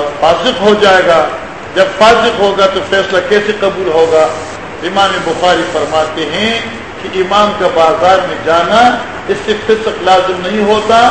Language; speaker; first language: Urdu; non-native, local second language; Pashto